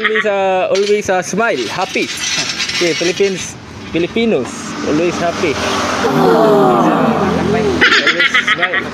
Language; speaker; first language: English; non-native, local second language; Cebuano